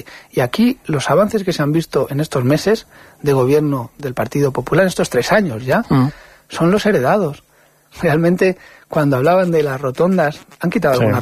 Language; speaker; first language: Spanish; native; Spanish